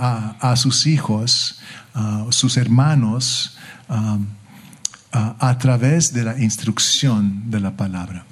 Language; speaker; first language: Spanish; early bilingual, heritage; English